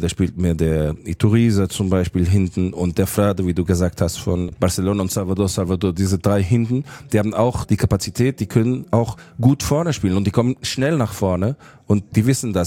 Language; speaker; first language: German; non-native, fluent; Portuguese